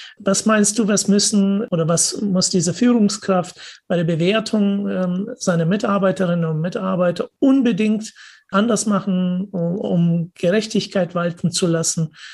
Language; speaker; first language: German; early bilingual, other home language; Persian